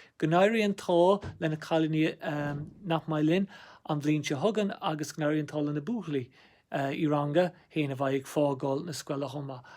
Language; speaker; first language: Irish; native; Irish